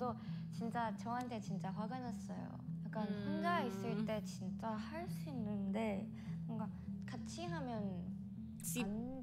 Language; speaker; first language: Korean; non-native, learner; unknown